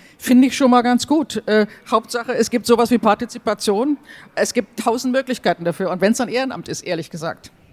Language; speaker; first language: German; native; German